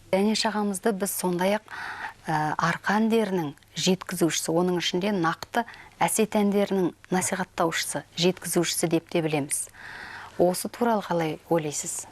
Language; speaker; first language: Kazakh; native; Kazakh